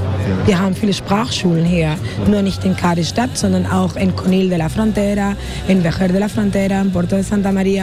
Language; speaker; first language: German; non-native, fluent; Spanish